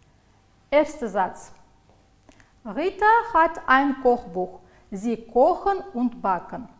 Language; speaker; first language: German; non-native, fluent; Uzbek